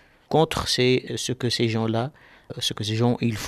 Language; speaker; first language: French; non-native, local second language; Arabic